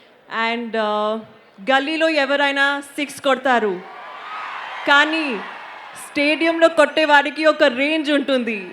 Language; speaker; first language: Telugu; non-native, learner; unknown